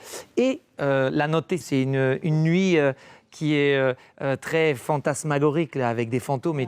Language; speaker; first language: French; native; French